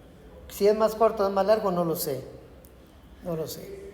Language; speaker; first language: Spanish; native; Spanish